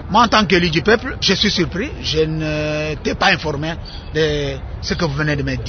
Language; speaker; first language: French; non-native, local second language; Luba-Lulua